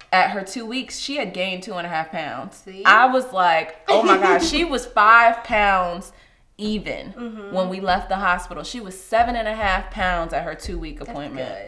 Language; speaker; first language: English; native; English